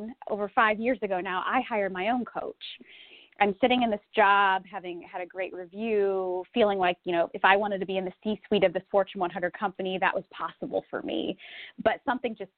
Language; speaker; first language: English; native; English